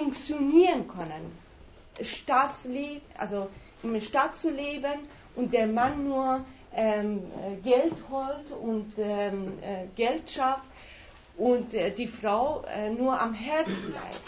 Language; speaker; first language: German; non-native, fluent; Persian